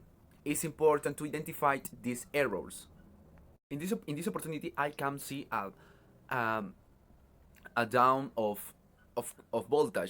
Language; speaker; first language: English; non-native, learner; Spanish